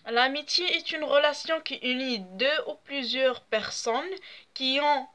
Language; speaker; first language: French; non-native, local second language; Arabic